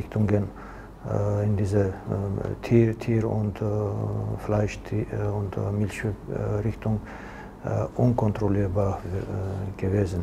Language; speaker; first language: German; non-native, learner; Georgian